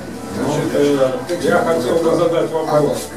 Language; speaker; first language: Russian; native; Russian